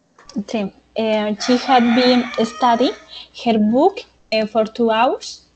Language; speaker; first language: English; non-native, learner; Spanish